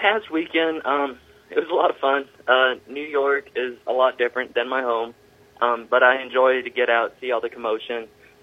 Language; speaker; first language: English; native; English